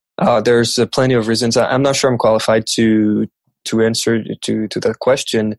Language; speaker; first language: English; non-native, fluent; French